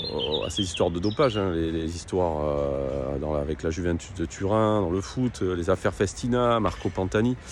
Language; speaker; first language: French; native; French